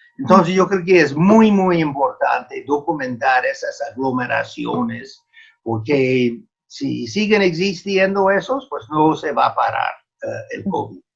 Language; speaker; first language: Spanish; non-native, fluent; English